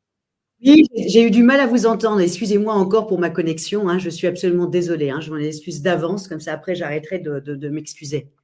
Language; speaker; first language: French; native; French